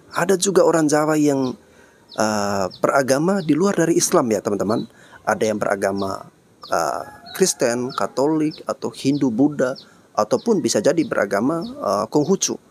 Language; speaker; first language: Indonesian; native; Indonesian